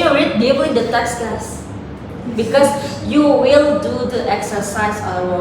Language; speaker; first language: English; non-native, learner; Indonesian